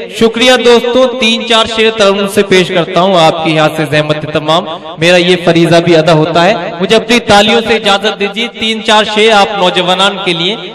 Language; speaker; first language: Urdu; native; Urdu